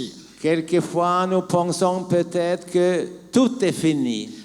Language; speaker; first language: French; non-native, learner; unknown